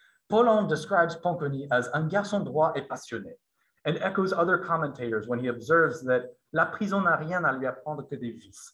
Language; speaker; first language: French; non-native, fluent; English